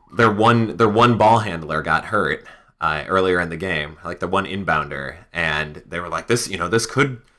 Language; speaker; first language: English; native; English